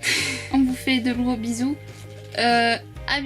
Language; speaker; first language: French; native; French